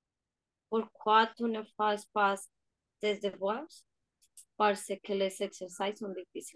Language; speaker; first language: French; non-native, learner; Spanish